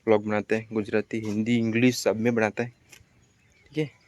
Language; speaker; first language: Hindi; non-native, local second language; Gujarati